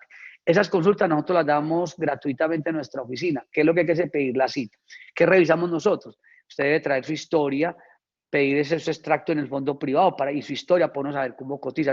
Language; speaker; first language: Spanish; native; Spanish